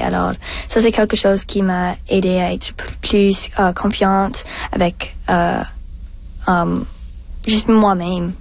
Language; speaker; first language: French; non-native, local second language; English